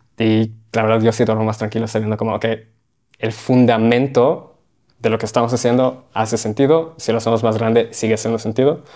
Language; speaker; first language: Spanish; early bilingual, heritage; Spanish